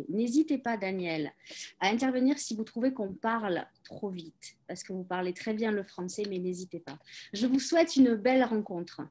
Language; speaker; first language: French; native; French